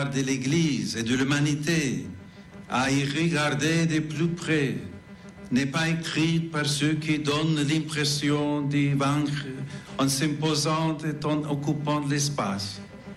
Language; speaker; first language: French; non-native, fluent; English